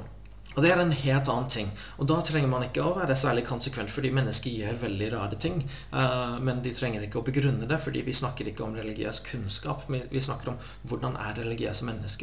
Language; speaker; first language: Norwegian; non-native, fluent; English